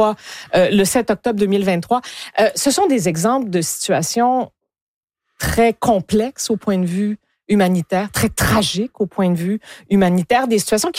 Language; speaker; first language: French; native; French